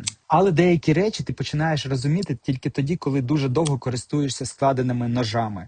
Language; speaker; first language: Ukrainian; native; Ukrainian